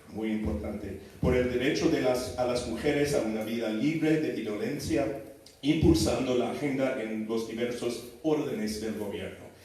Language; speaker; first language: Spanish; non-native, fluent; English